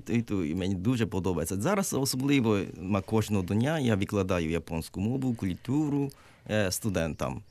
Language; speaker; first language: Ukrainian; non-native, learner; Japanese